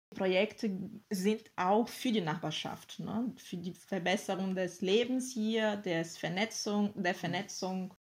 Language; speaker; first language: German; non-native, fluent; Portuguese